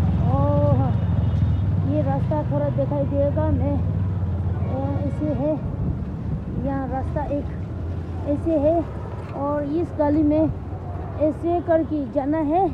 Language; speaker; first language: Hindi; non-native, local second language; Tibetan